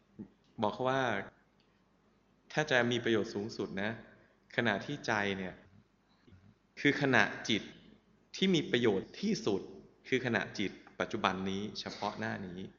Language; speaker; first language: Thai; native; Thai